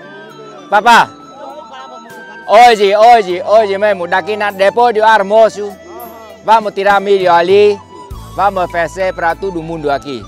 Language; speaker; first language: Portuguese; non-native, learner; Vietnamese